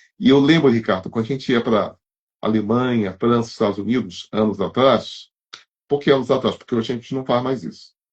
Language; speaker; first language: Portuguese; native; Portuguese